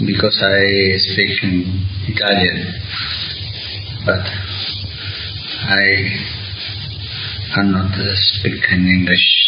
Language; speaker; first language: English; non-native, learner; Italian